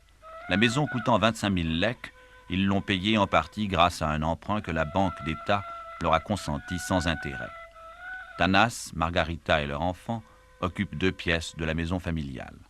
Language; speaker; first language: French; native; French